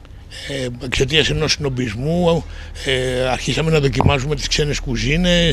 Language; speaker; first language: Greek; native; Greek